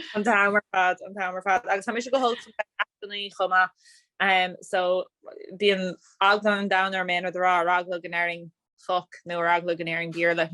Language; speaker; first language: Irish; native; Irish